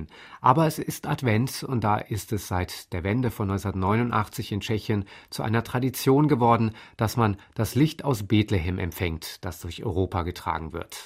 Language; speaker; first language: German; native; German